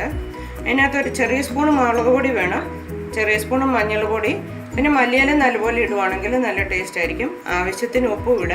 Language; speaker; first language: Malayalam; native; Malayalam